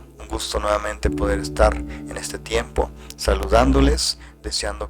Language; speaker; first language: Spanish; native; Spanish